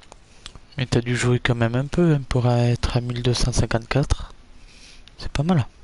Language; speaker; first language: French; native; French